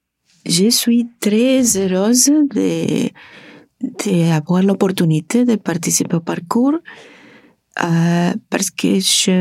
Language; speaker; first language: French; non-native, learner; Spanish